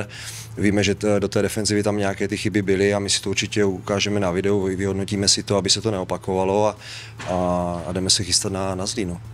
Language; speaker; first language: Czech; native; Czech